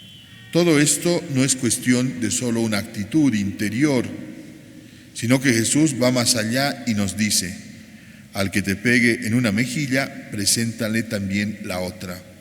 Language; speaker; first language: Spanish; native; Spanish